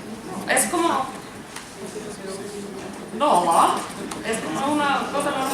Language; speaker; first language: Spanish; non-native, learner; Finnish